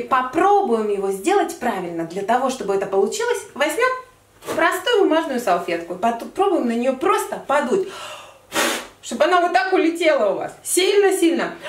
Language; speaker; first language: Russian; native; Russian